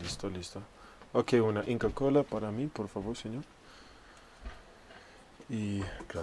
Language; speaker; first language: Spanish; non-native, learner; English